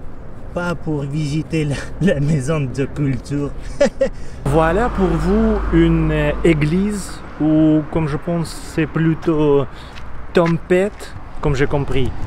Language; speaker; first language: French; non-native, learner; Russian